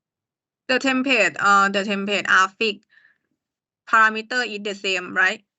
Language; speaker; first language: English; non-native, learner; Thai